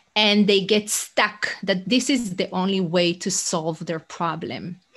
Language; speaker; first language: English; non-native, fluent; Hebrew